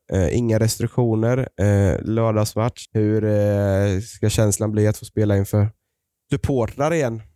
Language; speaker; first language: Swedish; native; Swedish